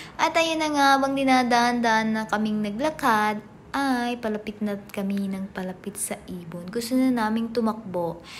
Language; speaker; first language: Filipino; native; Filipino